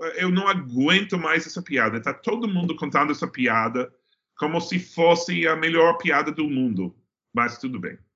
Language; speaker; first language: Portuguese; non-native, fluent; English